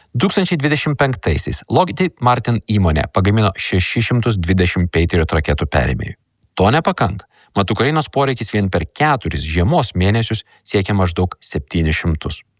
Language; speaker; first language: Lithuanian; native; Lithuanian